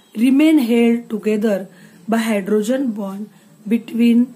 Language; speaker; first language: English; non-native, local second language; Marathi